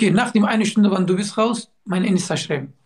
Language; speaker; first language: German; non-native, learner; Arabic